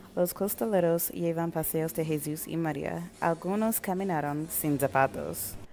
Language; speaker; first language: Spanish; non-native, learner; English